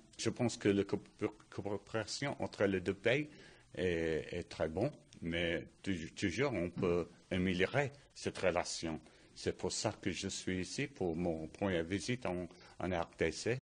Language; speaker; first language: French; non-native, learner; English